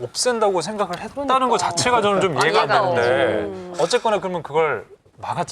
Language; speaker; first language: Korean; native; Korean